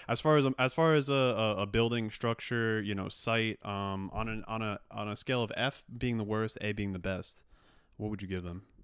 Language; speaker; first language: English; native; English